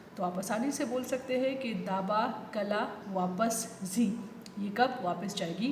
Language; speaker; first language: Urdu; non-native, local second language; Pashto